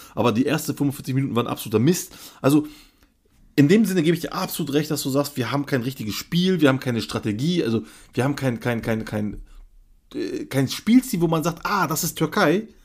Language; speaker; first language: German; early bilingual, other home language; Turkish